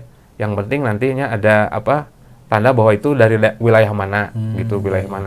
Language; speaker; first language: Indonesian; non-native, local second language; Sundanese